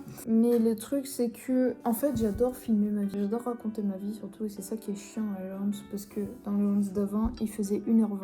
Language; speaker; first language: French; native; French